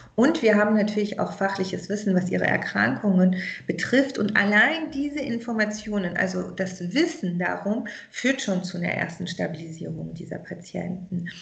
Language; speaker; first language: German; early bilingual, other home language; Persian